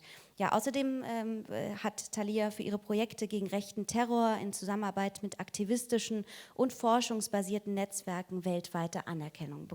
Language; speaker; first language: German; native; German